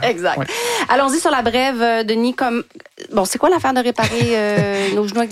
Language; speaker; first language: French; native; French